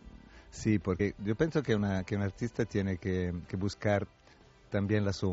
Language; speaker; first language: Spanish; non-native, fluent; Italian